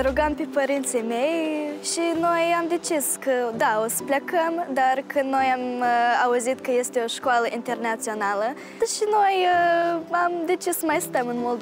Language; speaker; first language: Romanian; early bilingual, heritage; Romanian